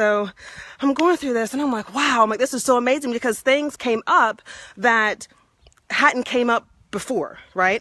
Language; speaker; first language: English; native; English